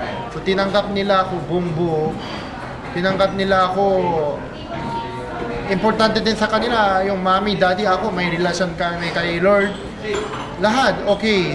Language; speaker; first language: Filipino; non-native, fluent; Korean